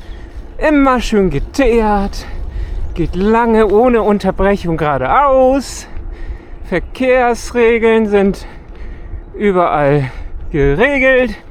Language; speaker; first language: German; native; German